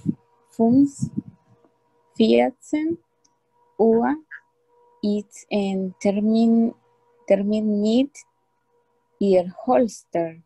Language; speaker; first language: German; non-native, learner; Spanish